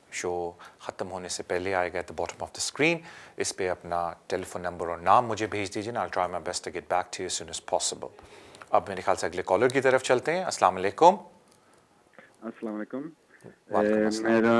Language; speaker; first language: Urdu; native; Urdu